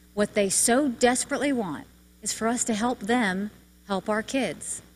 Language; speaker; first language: English; native; English